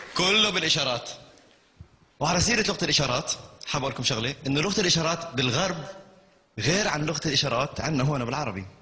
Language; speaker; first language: Arabic; non-native, local second language; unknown